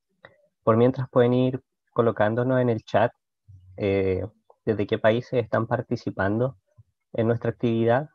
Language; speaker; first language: Spanish; native; Spanish